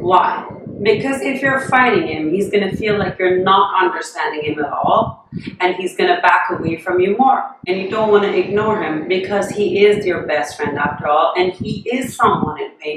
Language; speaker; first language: English; non-native, fluent; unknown